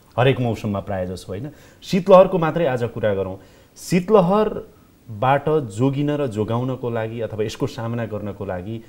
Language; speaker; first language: Nepali; native; Nepali